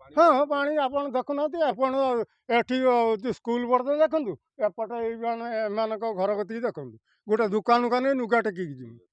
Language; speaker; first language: Odia; native; Odia